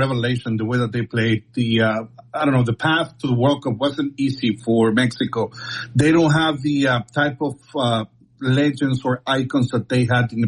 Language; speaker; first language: English; non-native, fluent; Spanish